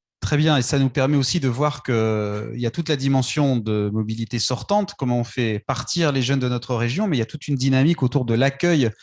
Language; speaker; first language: French; native; French